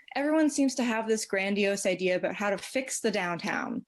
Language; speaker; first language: English; native; English